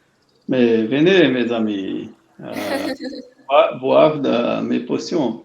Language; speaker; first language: French; non-native, fluent; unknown